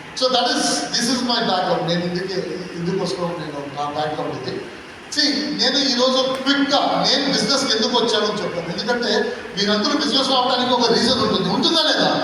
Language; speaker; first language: Telugu; non-native, local second language; Tulu